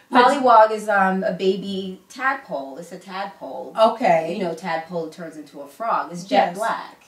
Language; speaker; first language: English; early bilingual, other home language; Igbo